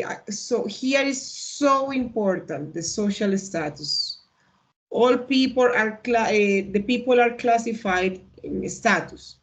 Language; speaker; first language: English; non-native, learner; Spanish